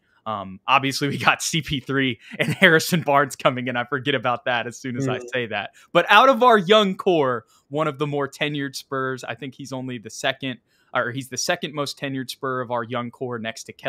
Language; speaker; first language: English; native; English